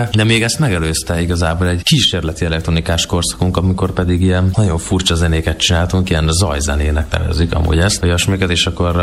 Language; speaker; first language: Hungarian; native; Hungarian